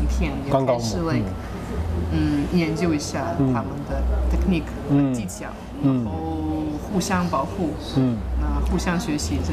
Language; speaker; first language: Chinese; non-native, fluent; Russian